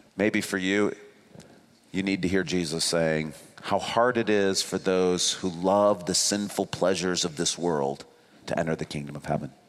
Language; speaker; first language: English; native; English